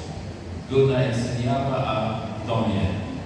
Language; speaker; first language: Spanish; non-native, fluent; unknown